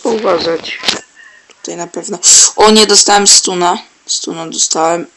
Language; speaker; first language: Polish; native; Polish